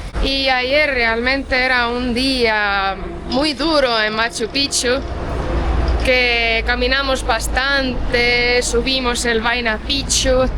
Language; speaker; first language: Spanish; non-native, fluent; Portuguese